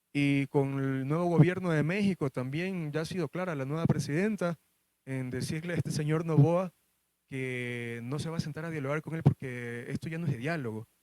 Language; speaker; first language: Spanish; native; Spanish